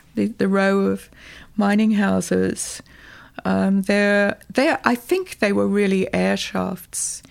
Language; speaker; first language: English; native; English